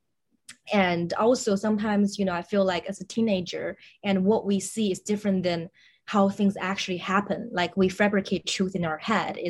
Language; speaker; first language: English; non-native, fluent; Chinese